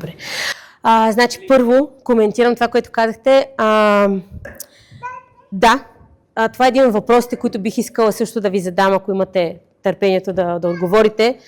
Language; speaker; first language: Bulgarian; native; Bulgarian